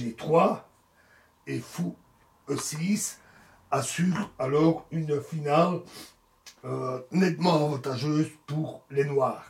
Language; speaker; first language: French; native; French